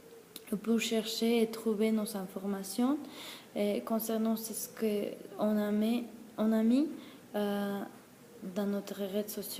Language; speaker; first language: French; non-native, learner; Spanish